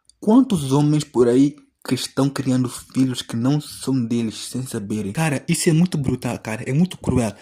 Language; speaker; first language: Portuguese; native; Portuguese